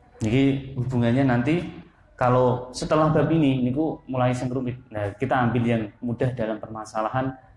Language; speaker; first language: Indonesian; non-native, local second language; Javanese